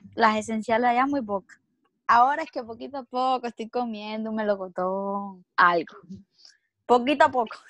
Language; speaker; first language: Spanish; native; Spanish